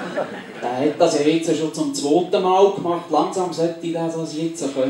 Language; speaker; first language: German; native; German